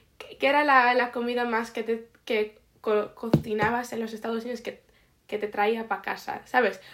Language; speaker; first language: Spanish; early bilingual, heritage; Spanish